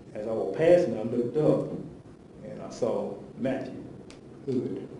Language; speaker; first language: English; native; English